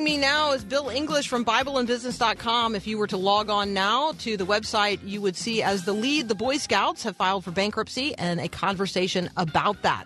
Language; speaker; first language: English; native; English